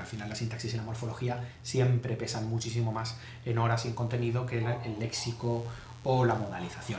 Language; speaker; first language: Spanish; native; Spanish